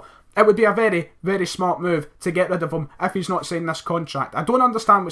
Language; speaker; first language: English; native; English